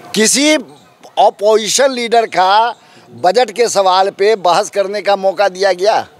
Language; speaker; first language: Hindi; native; Hindi